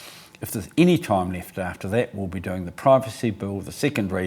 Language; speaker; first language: English; native; English